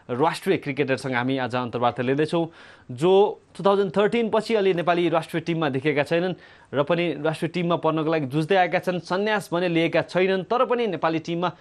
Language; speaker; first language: Nepali; native; Nepali